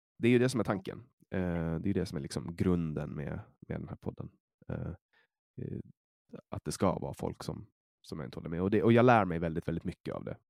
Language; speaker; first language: Swedish; native; Swedish